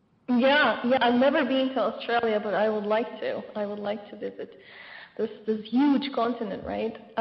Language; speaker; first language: English; non-native, fluent; Turkish